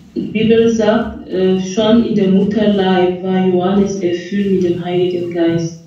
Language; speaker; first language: German; non-native, fluent; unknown